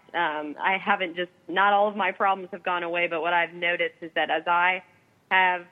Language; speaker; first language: English; native; English